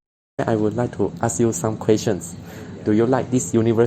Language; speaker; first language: English; non-native, local second language; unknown